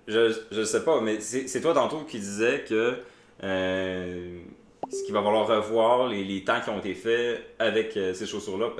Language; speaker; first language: French; native; French